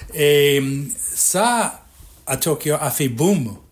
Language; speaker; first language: French; non-native, fluent; English